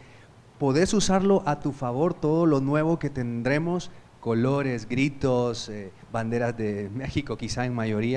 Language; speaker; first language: Spanish; native; Spanish